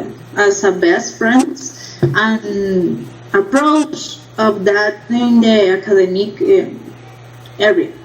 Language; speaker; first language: English; non-native, learner; Spanish